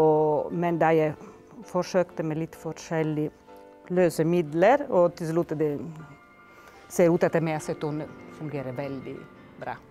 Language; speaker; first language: Norwegian; non-native, fluent; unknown